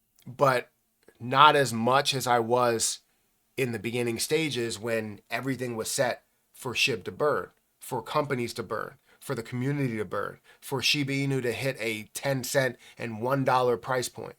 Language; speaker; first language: English; native; English